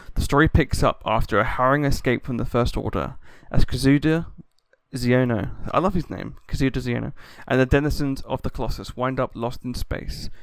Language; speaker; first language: English; native; English